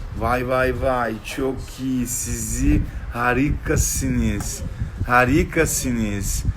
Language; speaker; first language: Turkish; non-native, learner; Portuguese